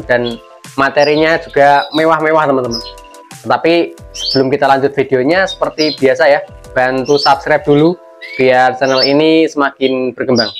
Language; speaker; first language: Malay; non-native, local second language; Javanese